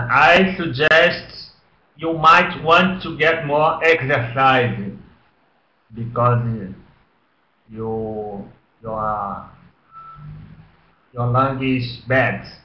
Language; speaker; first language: English; non-native, learner; Portuguese